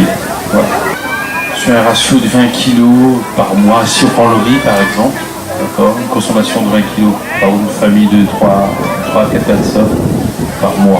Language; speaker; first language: French; native; French